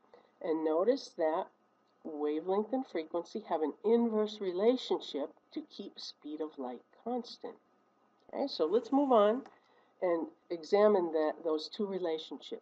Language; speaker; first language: English; native; English